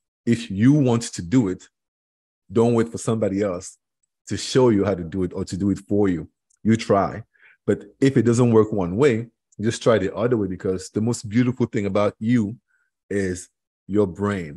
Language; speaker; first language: English; non-native, local second language; French